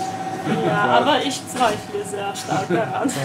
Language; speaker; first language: German; non-native, fluent; Russian